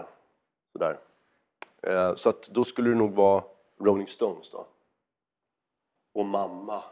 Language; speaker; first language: Swedish; native; Swedish